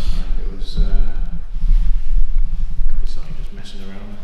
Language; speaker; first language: English; native; English